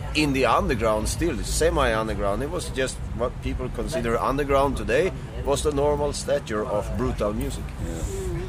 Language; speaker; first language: English; non-native, fluent; Swedish